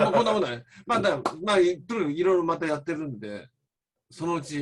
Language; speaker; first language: Japanese; native; Japanese